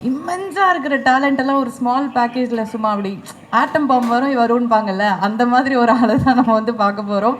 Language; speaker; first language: Tamil; native; Tamil